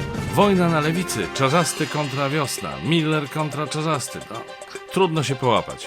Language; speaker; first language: Polish; native; Polish